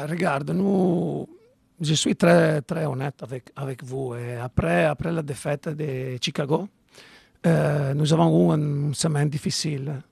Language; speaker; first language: French; non-native, learner; Italian